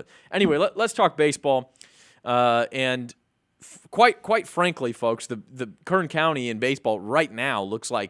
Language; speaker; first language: English; native; English